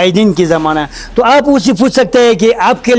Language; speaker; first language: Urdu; non-native, fluent; Persian